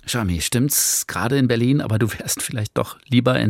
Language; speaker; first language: German; native; German